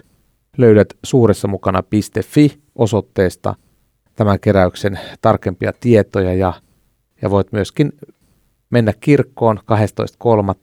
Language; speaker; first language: Finnish; native; Finnish